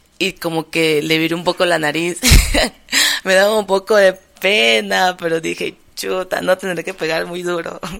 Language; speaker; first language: Spanish; native; Spanish